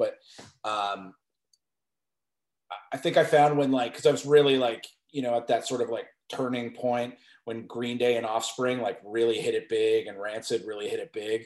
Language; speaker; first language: English; native; English